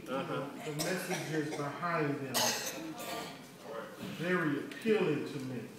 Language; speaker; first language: English; native; English